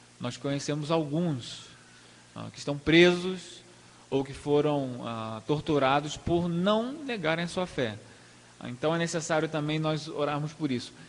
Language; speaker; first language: Portuguese; native; Portuguese